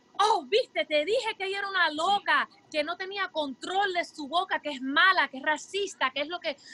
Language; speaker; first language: Spanish; early bilingual, heritage; Spanish